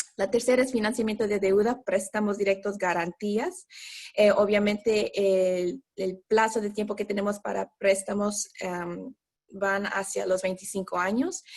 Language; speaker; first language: Spanish; early bilingual, heritage; Spanish